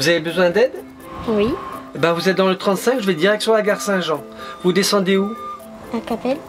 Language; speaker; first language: French; native; French